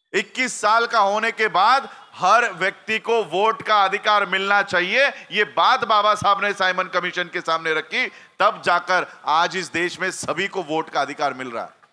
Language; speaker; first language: Hindi; native; Hindi